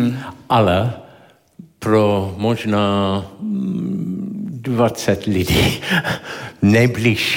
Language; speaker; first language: Czech; non-native, learner; English